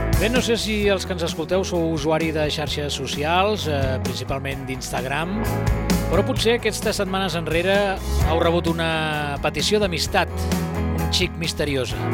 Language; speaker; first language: Catalan; native; Catalan